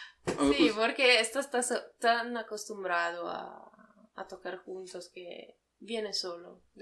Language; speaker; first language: Spanish; non-native, fluent; Italian